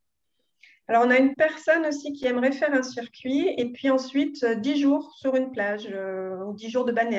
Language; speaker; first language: French; native; French